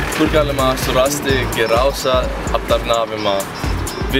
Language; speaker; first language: Lithuanian; non-native, learner; Swedish